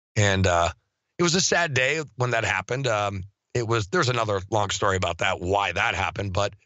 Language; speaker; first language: English; native; English